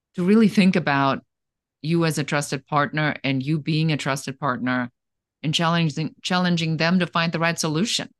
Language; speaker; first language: English; non-native, fluent; German